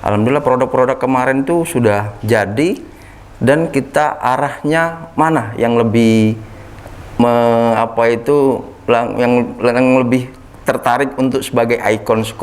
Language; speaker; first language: Indonesian; native; Indonesian